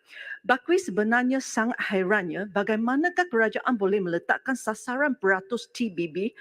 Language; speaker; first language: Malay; non-native, local second language; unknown